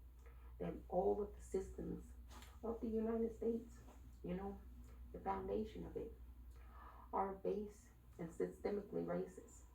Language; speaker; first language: English; native; English